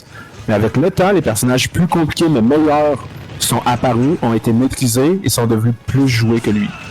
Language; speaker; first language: French; native; French